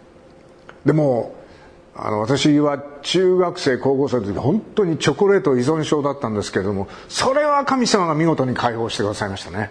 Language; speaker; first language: Japanese; native; Japanese